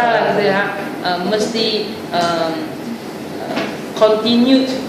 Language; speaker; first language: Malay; non-native, fluent; Chinese